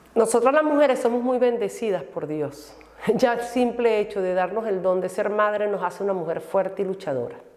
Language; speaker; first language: Spanish; native; Spanish